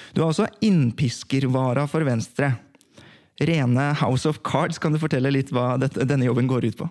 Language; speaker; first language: Norwegian; early bilingual, other home language; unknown